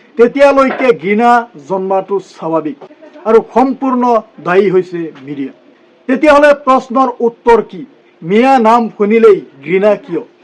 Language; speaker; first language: Assamese; non-native, local second language; Bangla